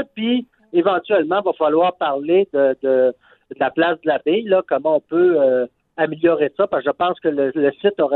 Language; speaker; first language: French; native; French